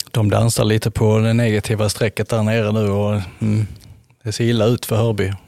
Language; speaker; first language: Swedish; native; Swedish